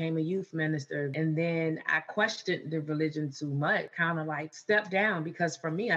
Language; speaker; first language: English; native; English